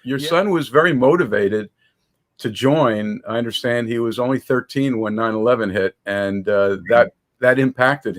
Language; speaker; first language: English; native; English